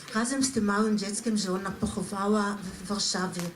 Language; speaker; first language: Polish; non-native, fluent; Hebrew